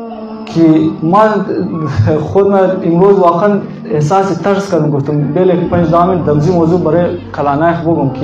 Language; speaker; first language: Persian; native; Persian